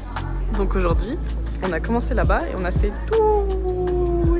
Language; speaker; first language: French; native; French